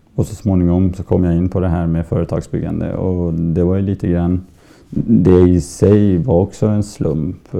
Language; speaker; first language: Swedish; early bilingual, other home language; Persian